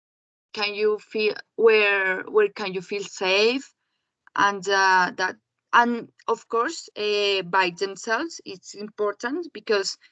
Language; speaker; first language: English; non-native, learner; Spanish